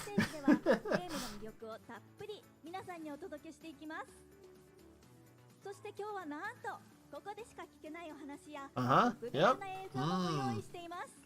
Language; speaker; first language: Japanese; native; Japanese